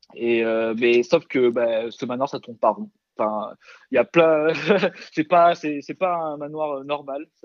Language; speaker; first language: French; early bilingual, other home language; Korean